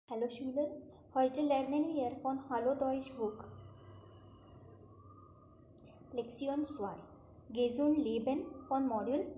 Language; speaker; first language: German; non-native, fluent; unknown